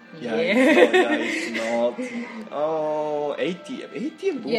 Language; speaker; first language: English; non-native, learner; Japanese